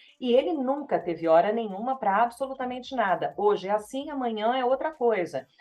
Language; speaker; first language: Portuguese; native; Portuguese